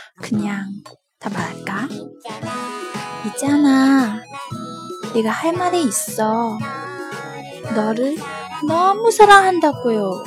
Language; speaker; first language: Korean; non-native, fluent; Chinese